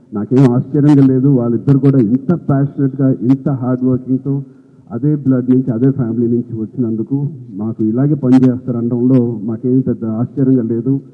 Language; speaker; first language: Telugu; native; Telugu